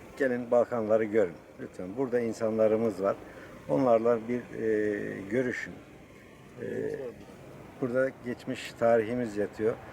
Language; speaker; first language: Turkish; native; Turkish